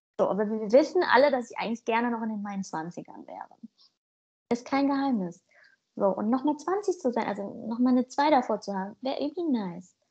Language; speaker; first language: German; native; German